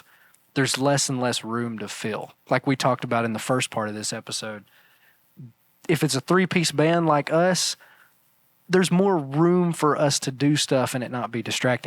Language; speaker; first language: English; native; English